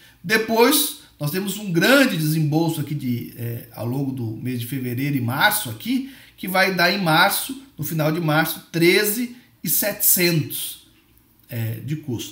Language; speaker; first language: Portuguese; native; Portuguese